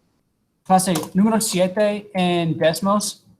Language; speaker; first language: Spanish; non-native, fluent; English